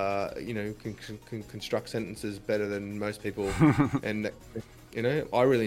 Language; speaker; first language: English; native; English